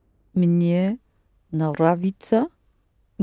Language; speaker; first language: Russian; non-native, learner; English